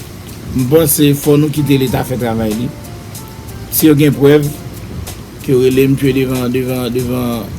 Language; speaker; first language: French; non-native, local second language; Haitian Creole